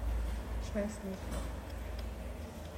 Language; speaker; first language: German; non-native, learner; French